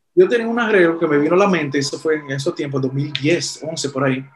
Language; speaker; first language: Spanish; early bilingual, heritage; Spanish